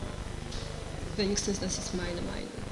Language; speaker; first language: German; non-native, fluent; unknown